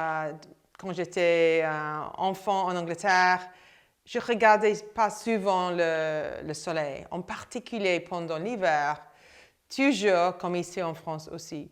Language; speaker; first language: French; non-native, fluent; English